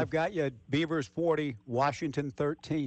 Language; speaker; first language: English; native; English